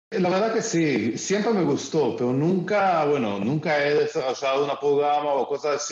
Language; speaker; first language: Spanish; early bilingual, heritage; Spanish